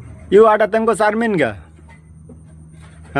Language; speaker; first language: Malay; non-native, learner; Bangla